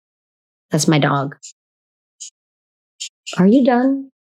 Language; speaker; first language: English; native; English